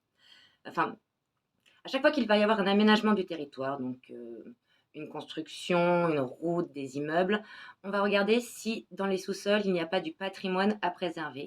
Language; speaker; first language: French; native; French